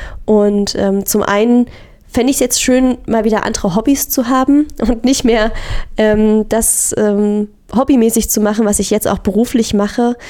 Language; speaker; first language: German; native; German